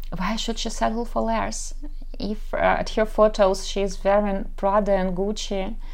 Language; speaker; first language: English; non-native, fluent; Ukrainian